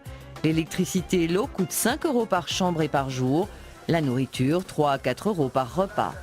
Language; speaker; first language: French; native; French